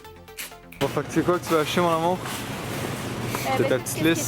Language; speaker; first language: French; native; French